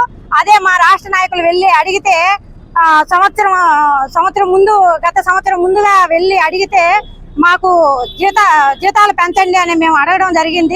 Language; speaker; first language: Telugu; native; Telugu